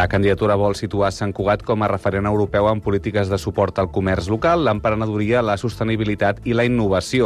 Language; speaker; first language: Catalan; native; Catalan